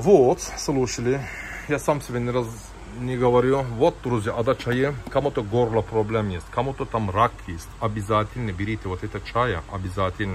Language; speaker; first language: Russian; non-native, learner; Turkish